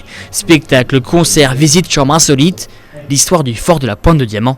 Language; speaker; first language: French; native; French